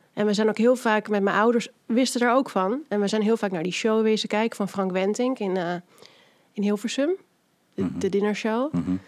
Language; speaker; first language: Dutch; native; Dutch